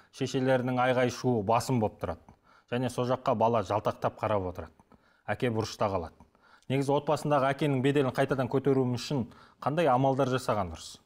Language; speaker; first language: Kazakh; native; Kazakh